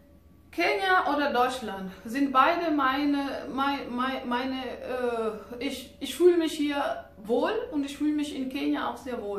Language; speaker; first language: German; non-native, fluent; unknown